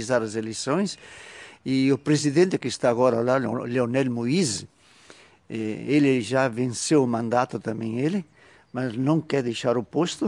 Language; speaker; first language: Portuguese; native; Portuguese